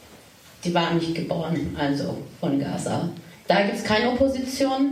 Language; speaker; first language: German; non-native, learner; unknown